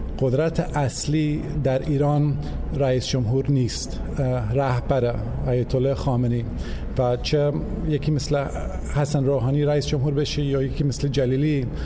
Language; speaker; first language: Persian; early bilingual, heritage; English